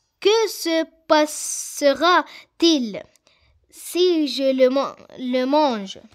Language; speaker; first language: French; non-native, learner; Arabic